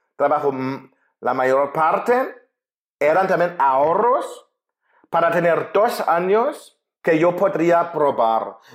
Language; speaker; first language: Spanish; non-native, fluent; German